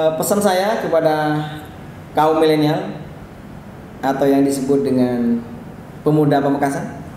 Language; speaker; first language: Indonesian; non-native, local second language; Madurese